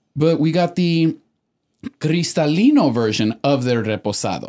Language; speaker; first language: English; early bilingual, other home language; Spanish